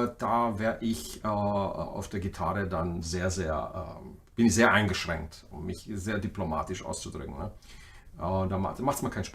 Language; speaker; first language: German; native; German